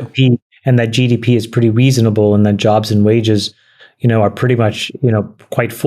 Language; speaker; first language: English; native; English